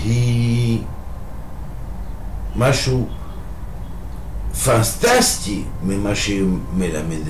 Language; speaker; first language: Hebrew; non-native, fluent; French